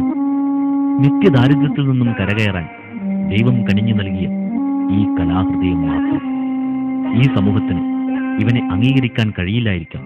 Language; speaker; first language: Malayalam; native; Malayalam